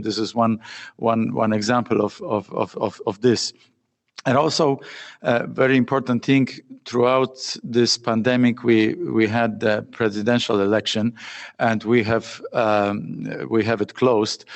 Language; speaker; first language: English; non-native, fluent; Polish